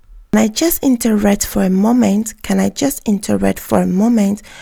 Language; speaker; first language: English; native; English